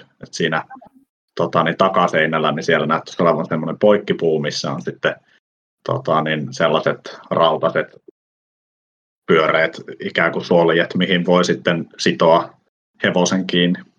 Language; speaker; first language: Finnish; native; Finnish